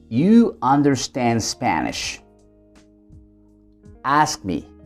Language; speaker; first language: English; non-native, fluent; Spanish